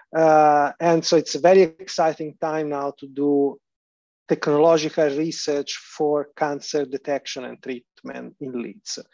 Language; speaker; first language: English; non-native, fluent; Italian